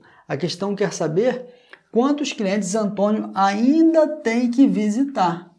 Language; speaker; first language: Portuguese; native; Portuguese